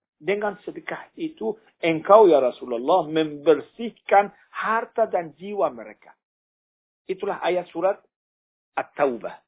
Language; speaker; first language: Indonesian; non-native, fluent; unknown